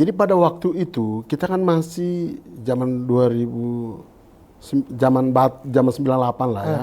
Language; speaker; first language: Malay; non-native, local second language; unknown